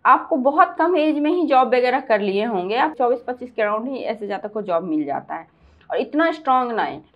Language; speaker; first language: Hindi; native; Hindi